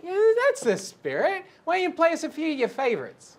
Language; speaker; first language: English; native; English